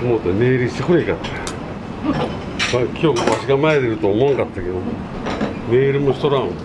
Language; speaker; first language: Japanese; native; Japanese